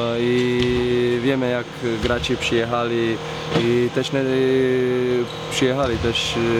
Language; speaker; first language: Polish; non-native, learner; Croatian